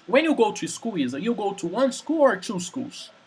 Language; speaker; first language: English; non-native, fluent; Portuguese